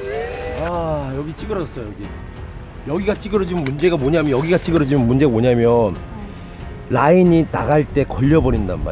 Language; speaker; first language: Korean; native; Korean